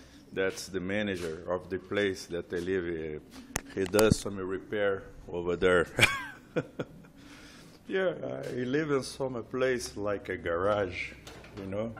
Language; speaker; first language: English; non-native, learner; Portuguese